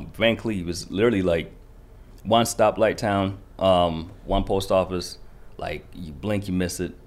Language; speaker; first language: English; early bilingual, other home language; Kinyarwanda